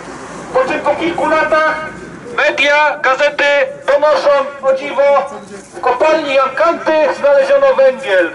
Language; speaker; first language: Polish; native; Polish